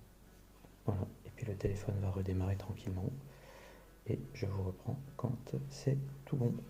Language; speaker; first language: French; native; French